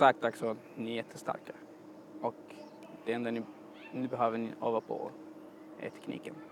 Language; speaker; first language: Swedish; non-native, fluent; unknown